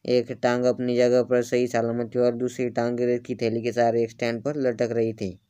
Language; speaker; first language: Hindi; non-native, local second language; Marathi